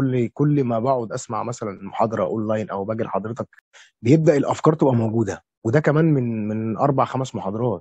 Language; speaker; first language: Arabic; native; Arabic